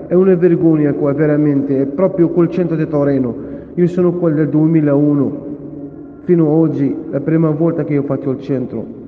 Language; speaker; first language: Italian; non-native, fluent; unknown